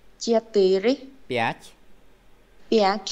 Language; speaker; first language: Russian; non-native, learner; Vietnamese